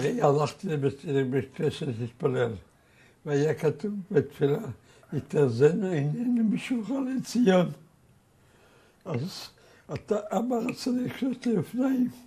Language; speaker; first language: Hebrew; non-native, fluent; Yiddish